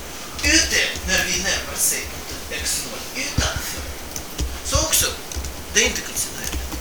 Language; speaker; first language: Swedish; non-native, fluent; Russian